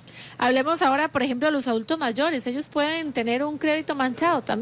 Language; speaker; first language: Spanish; native; Spanish